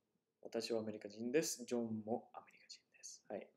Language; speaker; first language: Japanese; non-native, fluent; English